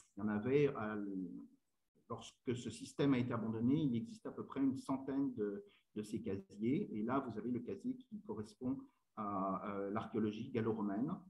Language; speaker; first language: French; native; French